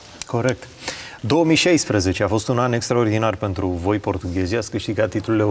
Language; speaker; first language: Romanian; native; Romanian